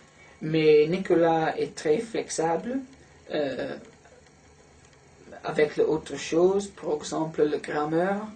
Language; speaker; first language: French; non-native, learner; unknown